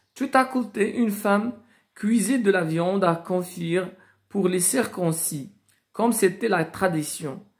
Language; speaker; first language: French; non-native, local second language; Arabic